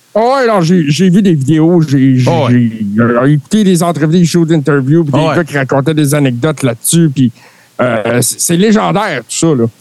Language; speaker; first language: French; native; French